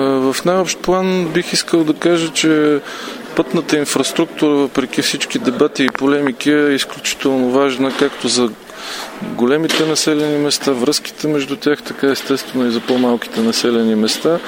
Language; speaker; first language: Bulgarian; native; Bulgarian